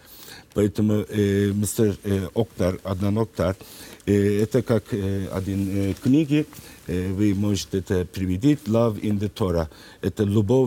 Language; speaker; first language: Russian; non-native, learner; Turkish